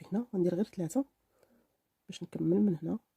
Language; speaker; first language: Arabic; native; Arabic